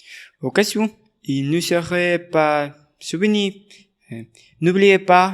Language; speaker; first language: French; non-native, learner; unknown